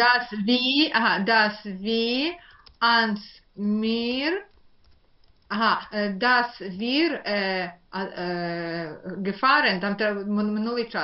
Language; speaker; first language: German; non-native, learner; Ukrainian